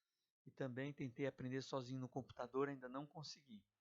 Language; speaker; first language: Portuguese; native; Portuguese